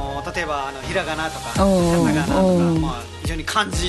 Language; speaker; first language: Japanese; non-native, fluent; Nepali